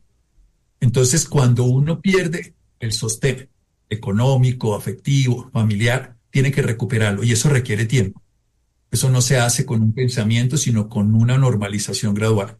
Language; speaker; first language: Spanish; native; Spanish